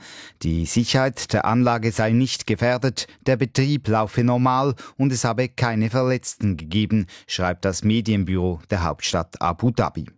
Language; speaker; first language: German; native; German